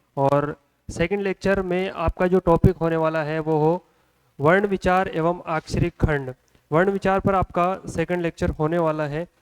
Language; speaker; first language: Hindi; native; Hindi